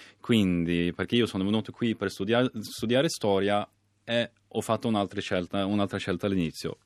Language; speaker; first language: Italian; non-native, fluent; Swedish